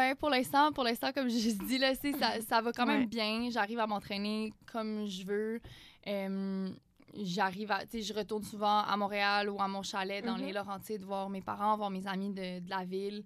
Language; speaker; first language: French; native; French